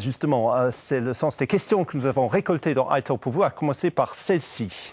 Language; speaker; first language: French; native; French